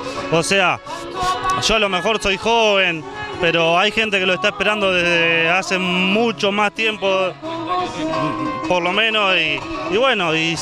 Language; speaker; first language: Spanish; native; Spanish